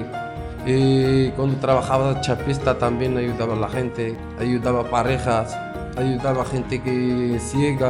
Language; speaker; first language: Spanish; non-native, fluent; Arabic